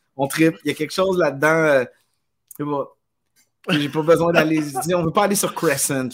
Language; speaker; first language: French; native; French